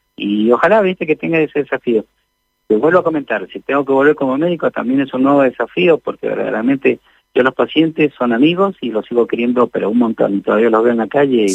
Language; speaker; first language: Spanish; native; Spanish